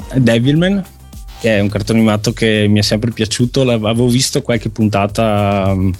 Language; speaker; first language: Italian; native; Italian